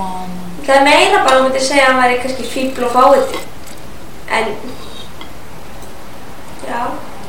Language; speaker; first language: Icelandic; native; Icelandic